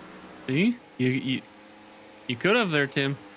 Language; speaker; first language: English; native; English